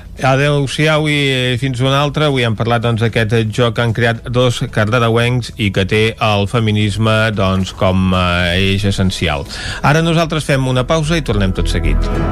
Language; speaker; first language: Catalan; native; Catalan